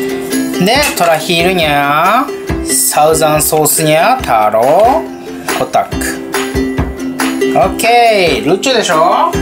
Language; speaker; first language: Indonesian; non-native, learner; Japanese